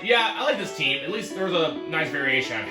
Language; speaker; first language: English; native; English